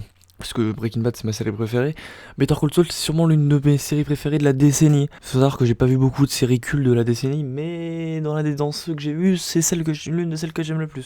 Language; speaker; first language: French; native; French